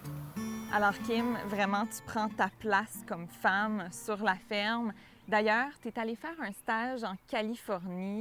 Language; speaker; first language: French; native; French